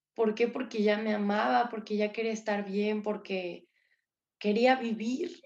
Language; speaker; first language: Spanish; native; Spanish